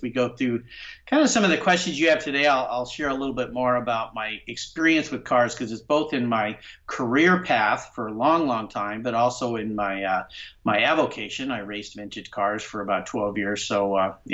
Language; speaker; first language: English; native; English